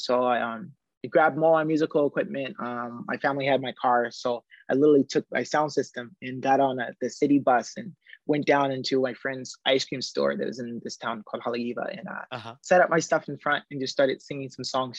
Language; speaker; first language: English; native; English